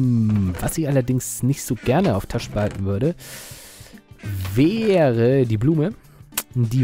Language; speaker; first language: German; native; German